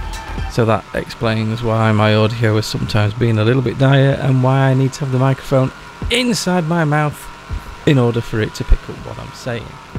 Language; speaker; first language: English; native; English